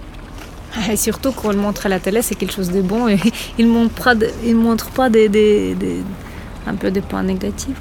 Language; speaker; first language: French; non-native, fluent; Ukrainian